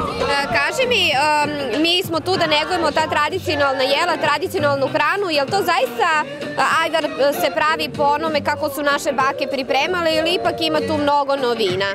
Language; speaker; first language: Serbian; native; Serbian